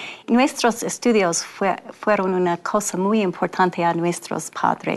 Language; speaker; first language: Spanish; non-native, learner; English